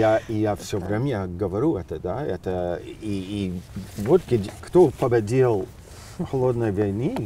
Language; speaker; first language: Russian; non-native, fluent; English